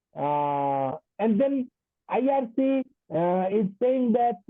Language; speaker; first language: English; non-native, local second language; Nepali